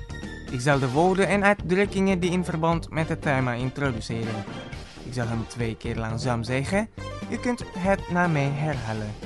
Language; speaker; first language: Dutch; non-native, fluent; Indonesian